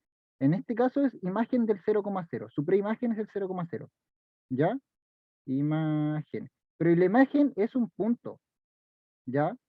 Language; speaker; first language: Spanish; native; Spanish